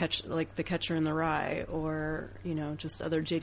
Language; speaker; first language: English; native; English